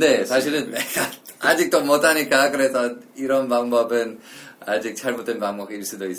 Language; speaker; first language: Korean; non-native, learner; English